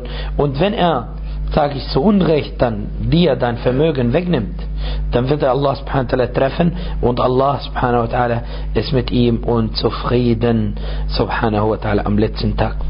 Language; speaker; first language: German; non-native, fluent; Arabic